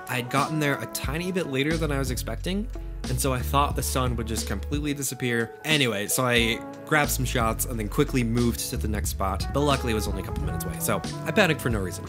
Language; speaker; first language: English; native; English